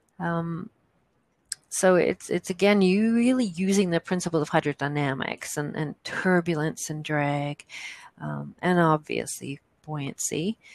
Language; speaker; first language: English; native; English